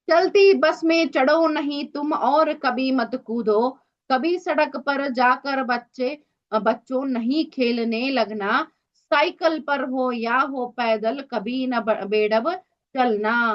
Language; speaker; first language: Hindi; non-native, local second language; Kannada